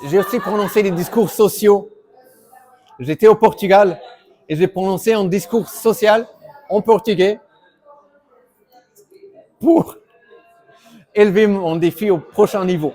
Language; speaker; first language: French; non-native, fluent; German